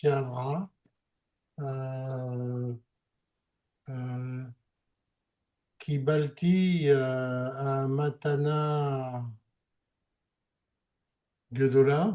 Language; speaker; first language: Hebrew; non-native, learner; French